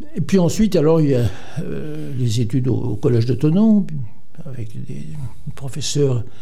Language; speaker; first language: French; native; French